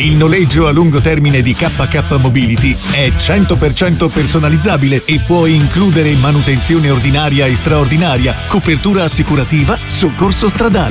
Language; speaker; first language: Italian; native; Italian